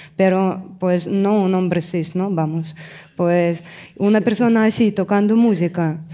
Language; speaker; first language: Spanish; non-native, fluent; Russian